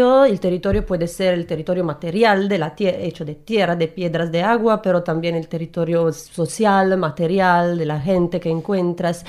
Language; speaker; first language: Spanish; non-native, learner; Italian